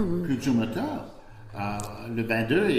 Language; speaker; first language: French; non-native, learner; English